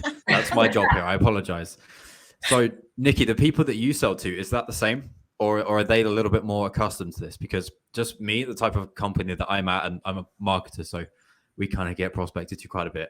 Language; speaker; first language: English; native; English